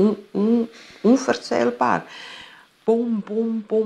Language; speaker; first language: German; non-native, fluent; Italian